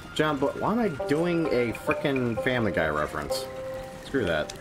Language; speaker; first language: English; native; English